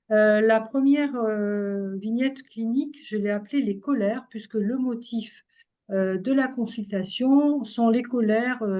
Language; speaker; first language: French; native; French